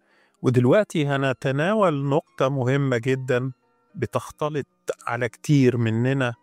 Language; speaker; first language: Arabic; native; Arabic